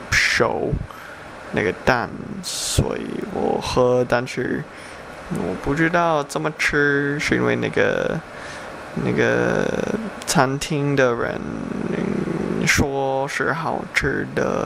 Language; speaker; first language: Chinese; non-native, learner; English